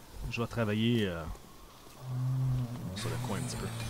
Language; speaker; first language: French; early bilingual, heritage; French